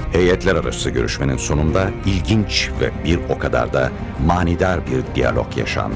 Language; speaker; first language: Turkish; native; Turkish